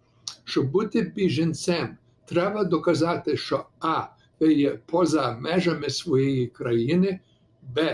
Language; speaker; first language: Ukrainian; early bilingual, heritage; Ukrainian